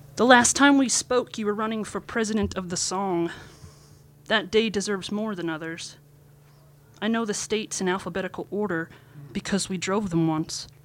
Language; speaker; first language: English; native; English